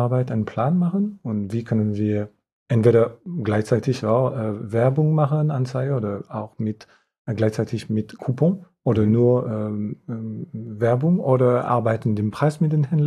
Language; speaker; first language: German; non-native, fluent; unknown